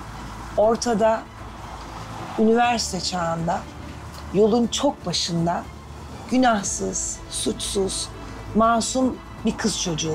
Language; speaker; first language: Turkish; native; Turkish